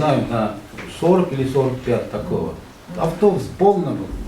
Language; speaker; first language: Russian; non-native, learner; Uzbek